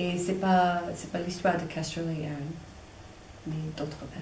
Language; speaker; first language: French; non-native, fluent; English